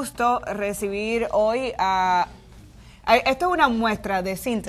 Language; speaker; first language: Spanish; native; Spanish